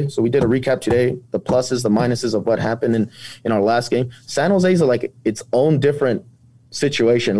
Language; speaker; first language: English; native; English